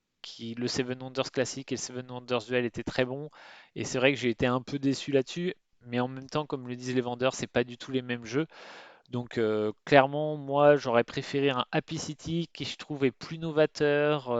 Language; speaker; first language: French; native; French